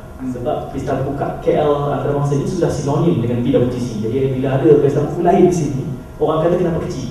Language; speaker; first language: Malay; native; Malay